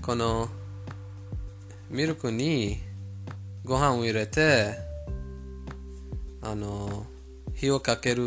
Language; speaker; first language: Japanese; non-native, fluent; Persian